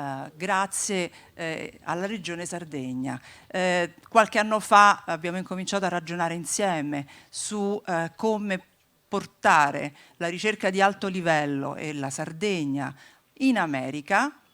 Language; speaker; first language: Italian; native; Italian